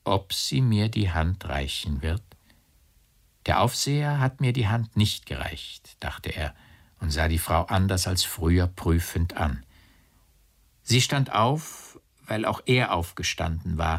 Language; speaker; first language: German; native; German